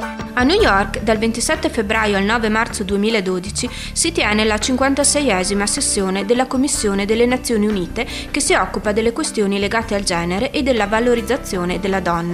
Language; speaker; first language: Italian; native; Italian